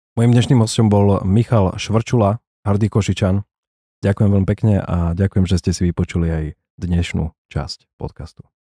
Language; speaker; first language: Slovak; native; Slovak